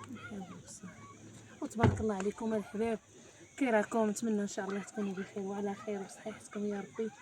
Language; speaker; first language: Arabic; native; Arabic